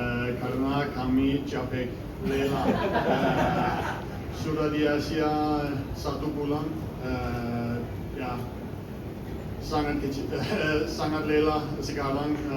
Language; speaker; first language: Indonesian; non-native, learner; Danish